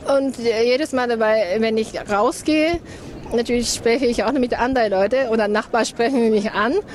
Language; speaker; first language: German; non-native, learner; Japanese